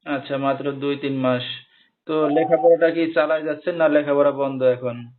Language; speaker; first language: Bangla; native; Bangla